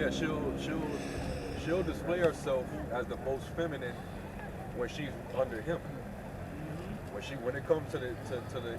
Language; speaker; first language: English; native; English